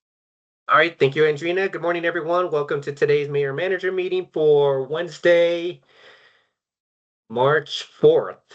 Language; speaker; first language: English; native; English